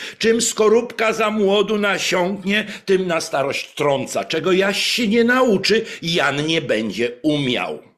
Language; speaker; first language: Polish; native; Polish